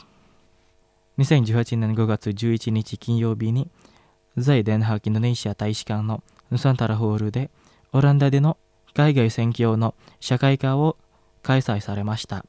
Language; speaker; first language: Japanese; non-native, fluent; Indonesian